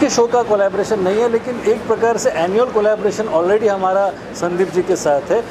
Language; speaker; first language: Hindi; native; Hindi